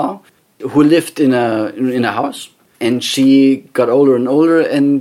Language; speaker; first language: English; non-native, fluent; German